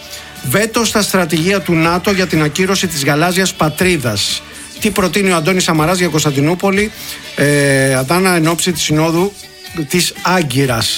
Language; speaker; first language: Greek; native; Greek